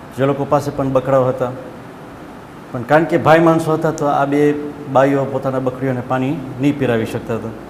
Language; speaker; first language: Gujarati; early bilingual, heritage; Gujarati